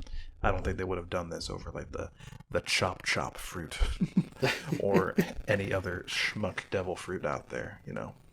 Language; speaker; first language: English; native; English